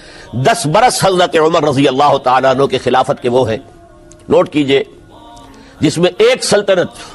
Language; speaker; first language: Urdu; native; Urdu